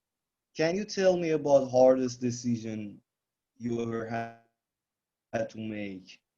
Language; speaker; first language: English; non-native, learner; Persian